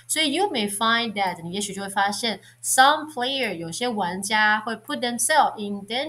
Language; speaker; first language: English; non-native, fluent; Chinese